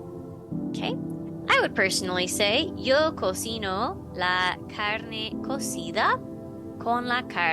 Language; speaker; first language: Spanish; non-native, fluent; English